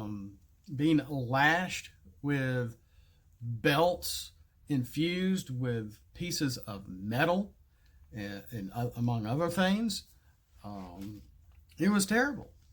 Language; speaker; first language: English; native; English